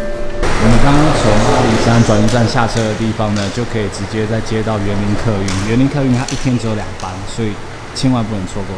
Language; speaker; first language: Chinese; native; Chinese